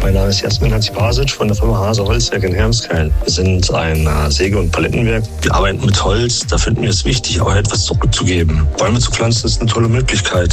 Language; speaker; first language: German; native; German